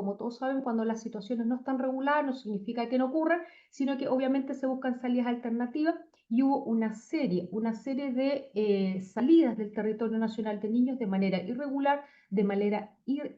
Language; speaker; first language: Spanish; native; Spanish